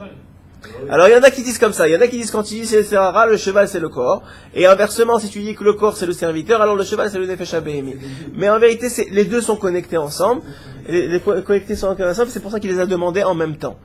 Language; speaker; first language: French; native; French